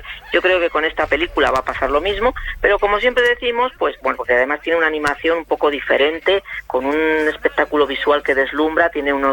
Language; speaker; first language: Spanish; native; Spanish